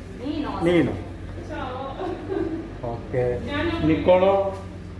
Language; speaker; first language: Italian; non-native, learner; Malayalam